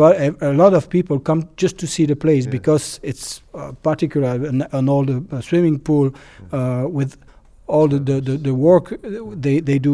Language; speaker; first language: English; non-native, learner; French